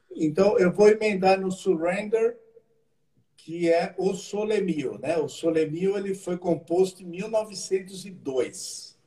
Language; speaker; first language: Portuguese; native; Portuguese